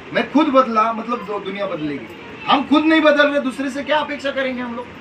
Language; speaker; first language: Hindi; non-native, local second language; Marathi